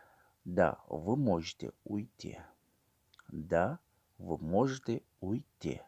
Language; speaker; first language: Russian; non-native, learner; Tajik